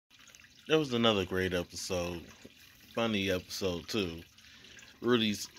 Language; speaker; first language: English; native; English